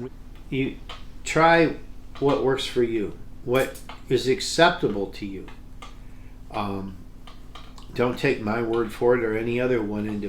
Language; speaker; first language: English; native; English